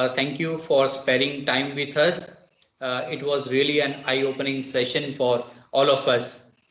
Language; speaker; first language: English; non-native, local second language; Gujarati